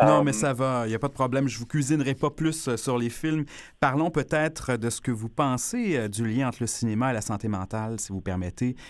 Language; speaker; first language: French; native; French